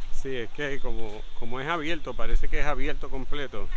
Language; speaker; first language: Spanish; native; Spanish